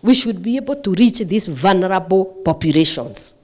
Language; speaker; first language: English; non-native, local second language; Swahili